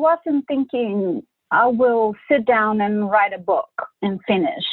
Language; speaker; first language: English; non-native, fluent; Spanish